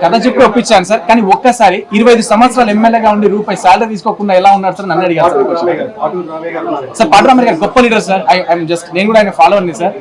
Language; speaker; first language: Telugu; native; Telugu